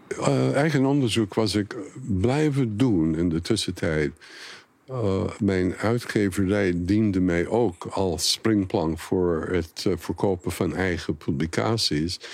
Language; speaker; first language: Dutch; non-native, fluent; English